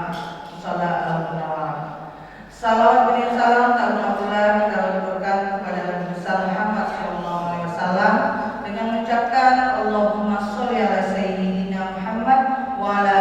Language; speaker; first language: Indonesian; native; Indonesian